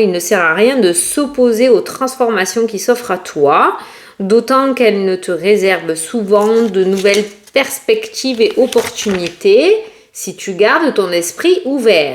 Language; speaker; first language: French; native; French